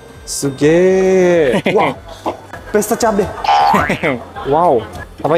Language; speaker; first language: Indonesian; non-native, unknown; Japanese